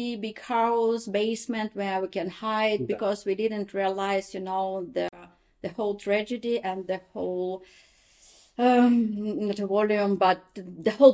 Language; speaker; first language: English; non-native, fluent; Ukrainian